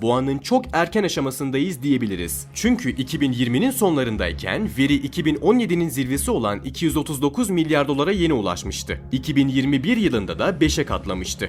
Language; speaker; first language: Turkish; native; Turkish